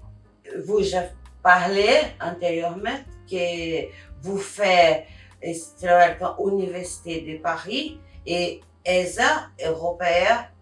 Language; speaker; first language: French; non-native, learner; Portuguese